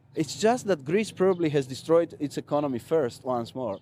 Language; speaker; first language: English; non-native, fluent; Greek